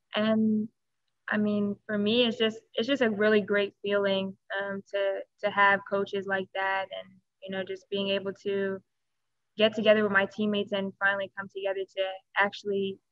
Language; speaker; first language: English; native; English